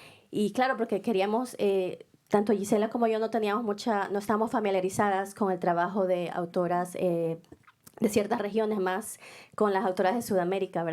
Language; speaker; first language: Spanish; native; Spanish